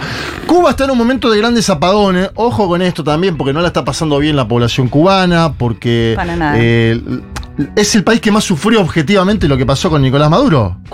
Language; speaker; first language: Spanish; native; Spanish